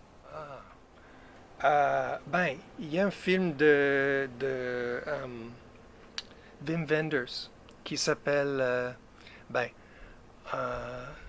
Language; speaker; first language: French; non-native, fluent; English